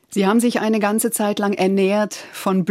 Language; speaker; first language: German; native; German